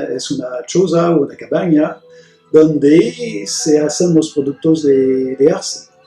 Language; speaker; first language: Spanish; non-native, fluent; French